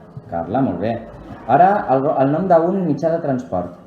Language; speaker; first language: Catalan; native; Catalan